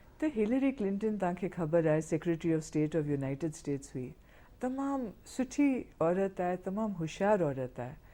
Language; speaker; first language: Sindhi; early bilingual, heritage; Sindhi